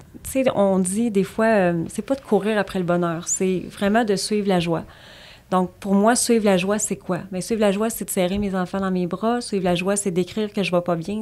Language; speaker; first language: French; native; French